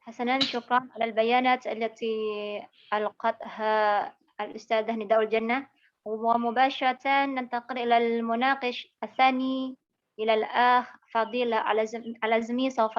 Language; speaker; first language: Arabic; non-native, learner; Indonesian